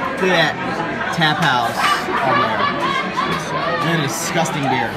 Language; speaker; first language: English; native; English